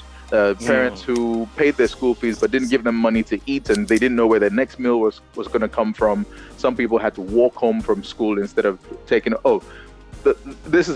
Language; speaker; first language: English; non-native, local second language; Yoruba